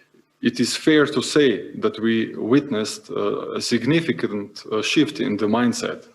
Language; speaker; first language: English; non-native, fluent; Slovenian